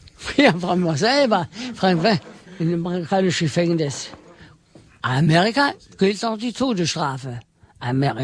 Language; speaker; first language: German; non-native, learner; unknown